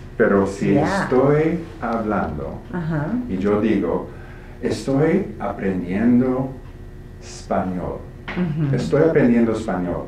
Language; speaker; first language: Spanish; non-native, fluent; English